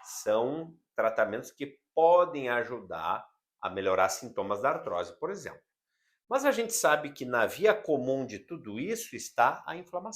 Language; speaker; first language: Portuguese; native; Portuguese